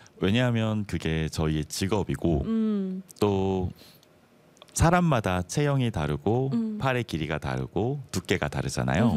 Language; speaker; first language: Korean; native; Korean